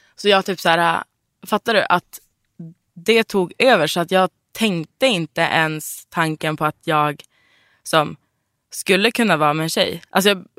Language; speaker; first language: Swedish; native; Swedish